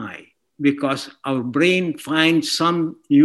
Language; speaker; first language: English; non-native, local second language; Malayalam